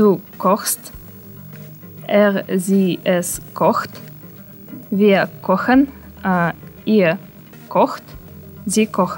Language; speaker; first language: German; non-native, learner; Russian